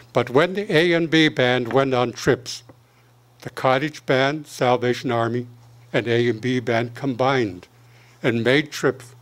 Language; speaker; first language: English; native; English